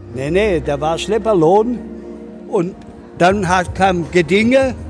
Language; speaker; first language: German; native; German